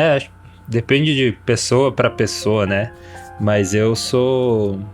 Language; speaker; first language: Portuguese; native; Portuguese